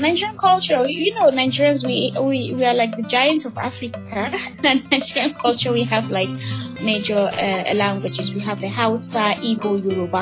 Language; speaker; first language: English; non-native, local second language; Hausa